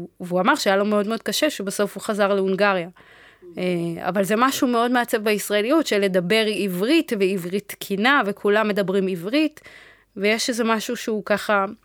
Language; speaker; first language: Hebrew; early bilingual, other home language; Amharic